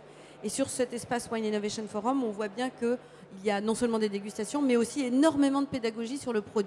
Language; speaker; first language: French; native; French